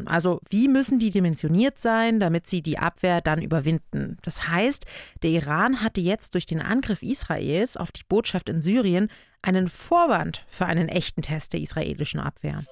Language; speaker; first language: German; native; German